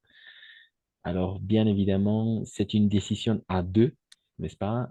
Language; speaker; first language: French; non-native, fluent; Spanish